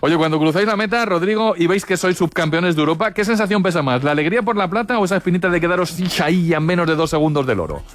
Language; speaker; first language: Spanish; native; Spanish